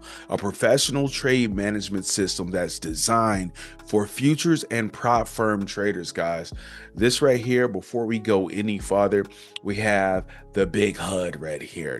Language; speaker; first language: English; native; English